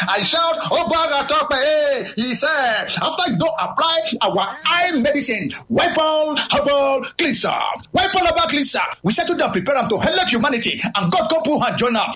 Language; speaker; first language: Nigerian Pidgin; native; Nigerian Pidgin